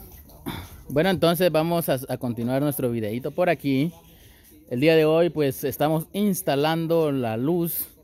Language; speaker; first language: Spanish; native; Spanish